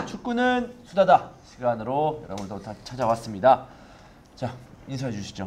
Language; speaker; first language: Korean; native; Korean